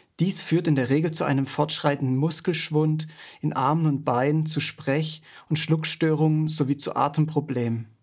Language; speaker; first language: German; native; German